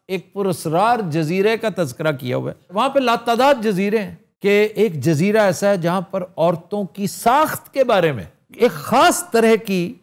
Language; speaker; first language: Urdu; native; Urdu